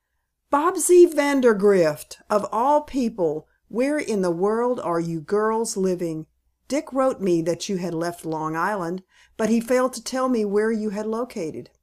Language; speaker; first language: English; native; English